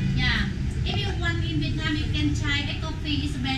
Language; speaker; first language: English; non-native, learner; Vietnamese